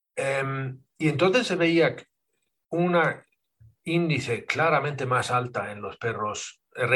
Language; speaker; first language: Spanish; non-native, fluent; Swedish